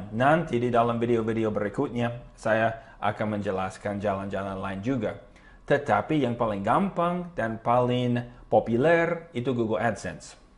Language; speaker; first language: Indonesian; non-native, fluent; English